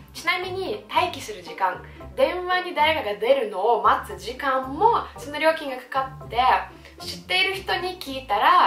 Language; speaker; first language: Japanese; non-native, fluent; Russian